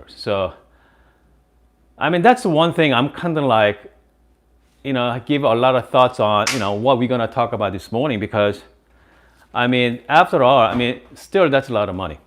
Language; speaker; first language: English; non-native, fluent; Korean